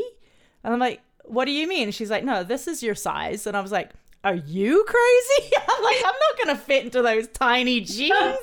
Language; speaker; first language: English; native; English